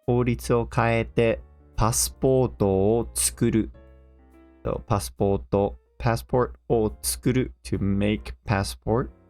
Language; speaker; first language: Japanese; non-native, fluent; English